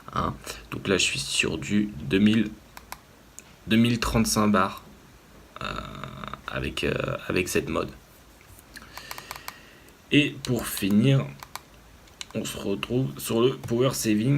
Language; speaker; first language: French; native; French